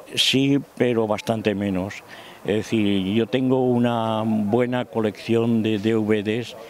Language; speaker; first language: Spanish; native; Spanish